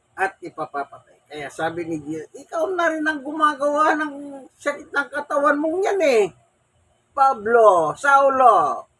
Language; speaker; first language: Filipino; native; Filipino